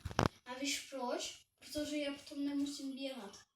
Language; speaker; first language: Czech; non-native, learner; Ukrainian